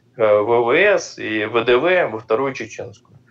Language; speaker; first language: Russian; native; Russian